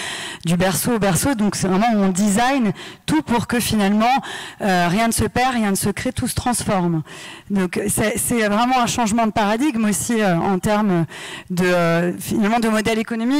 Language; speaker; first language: French; native; French